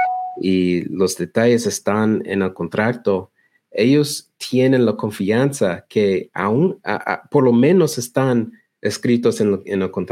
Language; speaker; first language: Spanish; non-native, learner; English